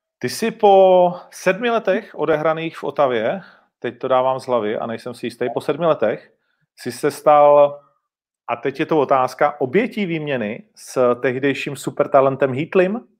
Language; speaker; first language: Czech; native; Czech